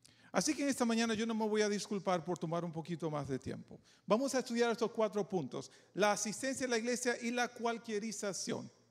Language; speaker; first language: Spanish; native; Spanish